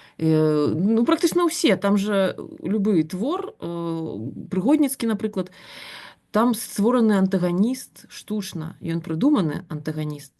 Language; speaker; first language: Belarusian; non-native, local second language; Russian